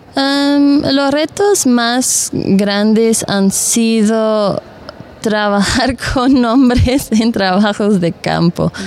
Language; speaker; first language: Spanish; non-native, fluent; Dutch